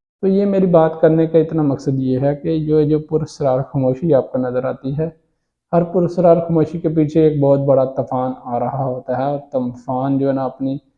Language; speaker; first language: Urdu; native; Urdu